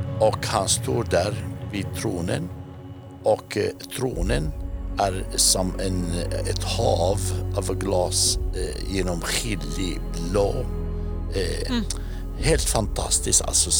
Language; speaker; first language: Swedish; non-native, fluent; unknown